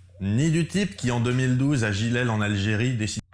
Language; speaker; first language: French; native; French